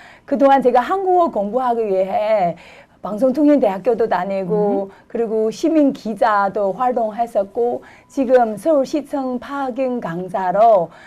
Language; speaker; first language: Korean; non-native, fluent; Chinese